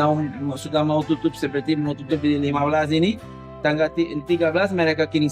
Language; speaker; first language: Indonesian; non-native, fluent; Portuguese